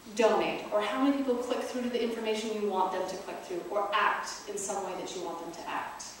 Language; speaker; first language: English; native; English